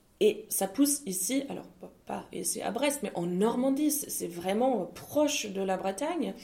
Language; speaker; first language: French; non-native, fluent; German